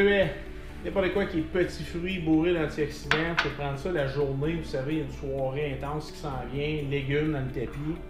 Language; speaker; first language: French; native; French